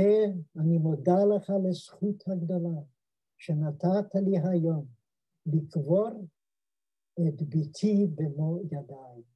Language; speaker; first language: Hebrew; non-native, fluent; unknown